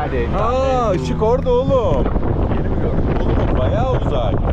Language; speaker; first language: Turkish; native; Turkish